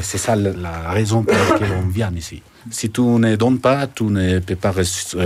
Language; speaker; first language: French; non-native, fluent; Quechua